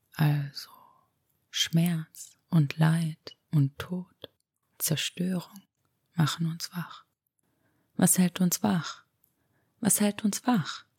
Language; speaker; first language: German; early bilingual, other home language; Romanian